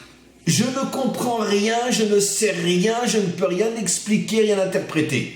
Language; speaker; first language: French; native; French